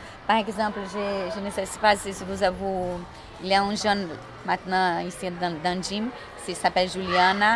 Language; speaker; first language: French; non-native, fluent; Portuguese